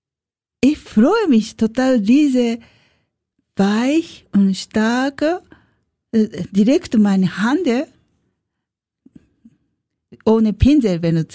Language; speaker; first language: German; non-native, learner; Japanese